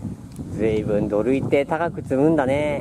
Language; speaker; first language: Japanese; native; Japanese